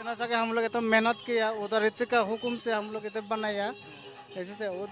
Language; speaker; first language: Hindi; non-native, local second language; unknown